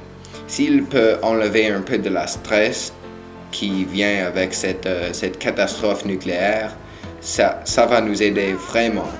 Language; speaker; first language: French; non-native, learner; English